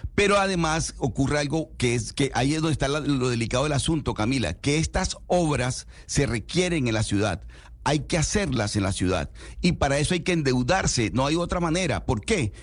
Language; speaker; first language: Spanish; native; Spanish